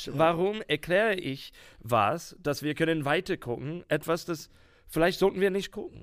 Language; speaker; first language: German; non-native, learner; English